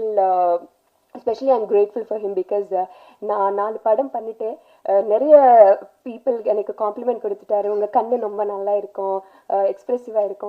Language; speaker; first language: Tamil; non-native, learner; Telugu